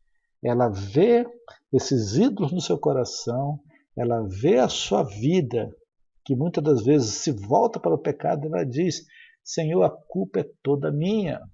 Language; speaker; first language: Portuguese; native; Portuguese